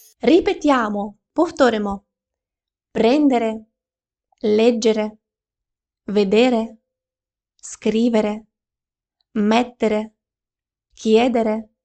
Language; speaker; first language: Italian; non-native, fluent; Ukrainian